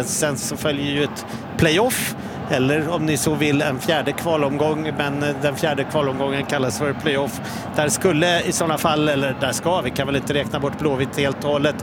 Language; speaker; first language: Swedish; native; Swedish